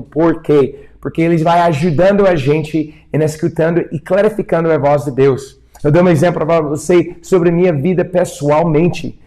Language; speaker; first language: Portuguese; non-native, fluent; English